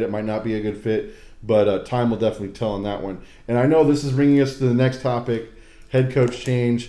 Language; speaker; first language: English; native; English